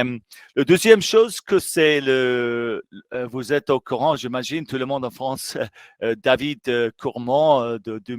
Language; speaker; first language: French; non-native, fluent; English